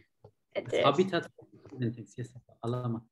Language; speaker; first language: Indonesian; non-native, learner; Turkish